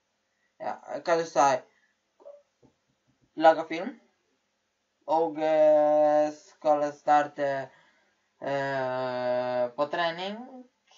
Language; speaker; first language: Norwegian; early bilingual, other home language; Polish